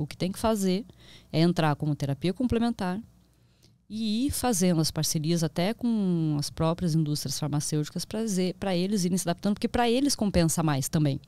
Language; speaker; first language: Portuguese; native; Portuguese